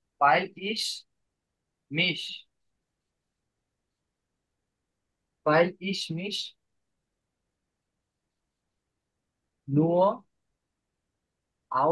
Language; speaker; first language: German; non-native, learner; Bangla